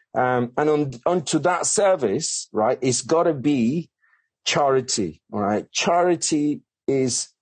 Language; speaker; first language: English; non-native, fluent; Spanish